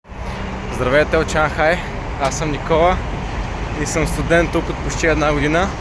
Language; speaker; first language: Bulgarian; native; Bulgarian